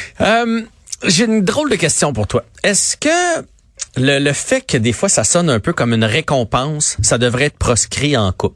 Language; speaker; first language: French; native; French